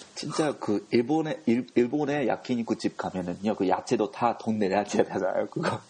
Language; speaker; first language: Korean; non-native, fluent; Japanese